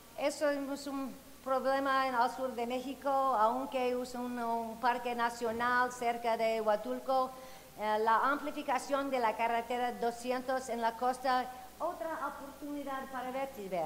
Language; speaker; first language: Spanish; non-native, fluent; English